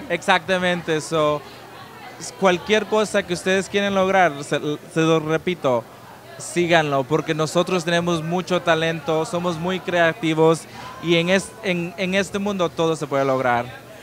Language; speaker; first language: Spanish; early bilingual, heritage; Spanish